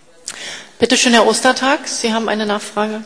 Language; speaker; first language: German; native; German